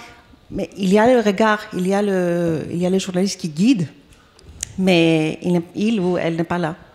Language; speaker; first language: French; non-native, fluent; Greek